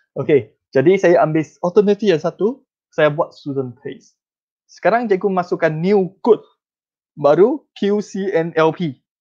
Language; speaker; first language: Malay; non-native, local second language; Chinese